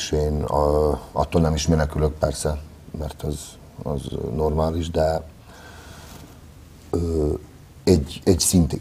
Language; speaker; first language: Hungarian; non-native, fluent; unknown